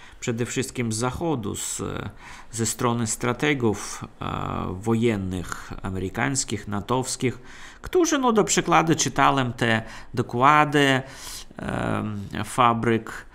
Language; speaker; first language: Polish; non-native, fluent; Russian